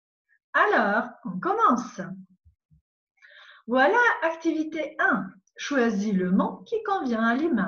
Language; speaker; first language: French; non-native, fluent; Macedonian